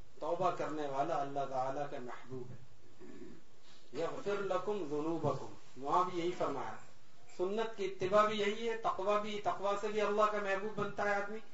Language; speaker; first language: Urdu; native; Urdu